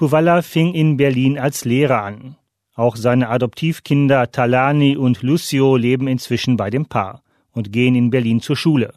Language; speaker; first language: German; native; German